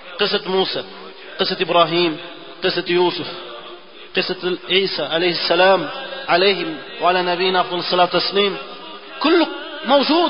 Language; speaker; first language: Arabic; non-native, fluent; Portuguese